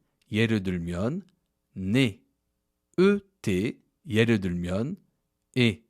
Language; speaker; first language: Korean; non-native, fluent; French